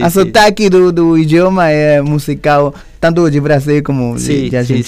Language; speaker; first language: Portuguese; non-native, learner; Spanish